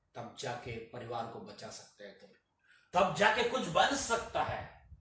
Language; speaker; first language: Hindi; non-native, local second language; Telugu